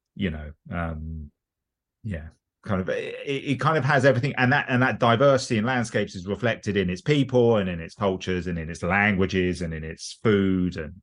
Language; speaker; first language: English; native; English